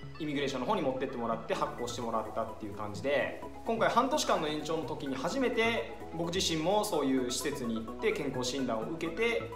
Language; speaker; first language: Japanese; native; Japanese